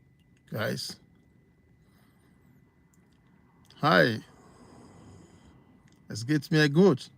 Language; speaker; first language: German; non-native, learner; English